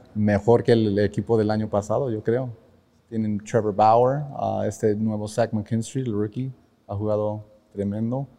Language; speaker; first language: Spanish; early bilingual, heritage; Spanish